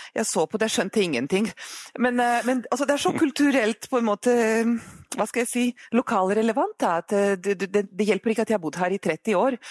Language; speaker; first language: Norwegian; non-native, fluent; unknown